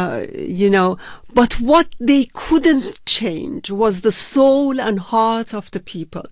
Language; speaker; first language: English; non-native, fluent; Persian